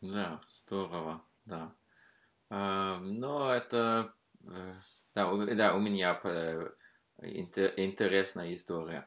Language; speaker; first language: Russian; non-native, fluent; Norwegian